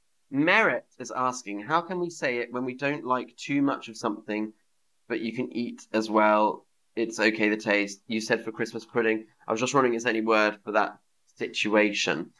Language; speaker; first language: English; native; English